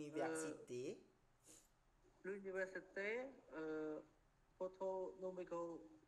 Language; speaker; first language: French; non-native, learner; Khmer